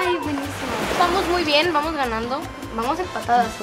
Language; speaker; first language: Spanish; native; Spanish